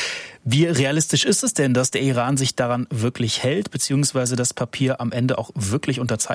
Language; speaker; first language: German; native; German